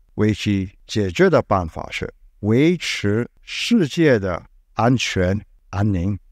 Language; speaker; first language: Chinese; non-native, local second language; English